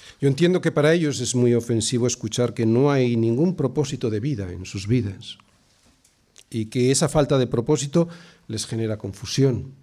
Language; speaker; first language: Spanish; native; Spanish